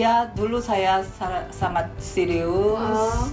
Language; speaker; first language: Indonesian; non-native, fluent; Korean